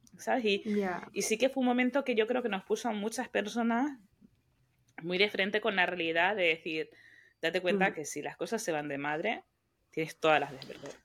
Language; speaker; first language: Spanish; native; Spanish